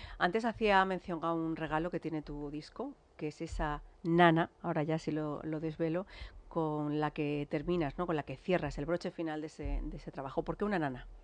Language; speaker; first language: Spanish; native; Spanish